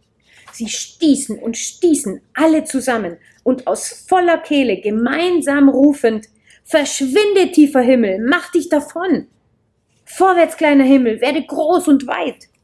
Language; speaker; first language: German; native; German